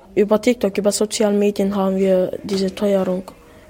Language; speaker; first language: German; early bilingual, other home language; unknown